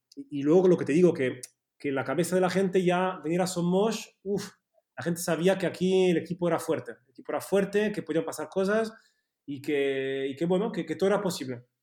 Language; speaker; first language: Spanish; early bilingual, heritage; Spanish